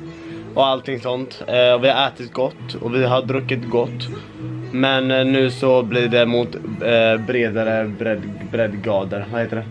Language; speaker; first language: Swedish; native; Swedish